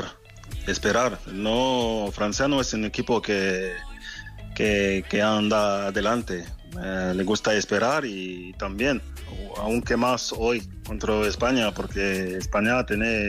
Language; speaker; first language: Spanish; non-native, fluent; French